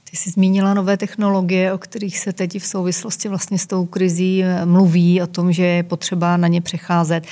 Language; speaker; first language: Czech; native; Czech